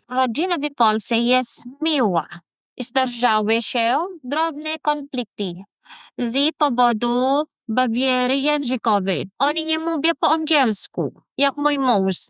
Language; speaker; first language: Polish; non-native, learner; Filipino